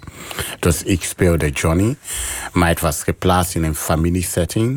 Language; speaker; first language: Dutch; non-native, fluent; English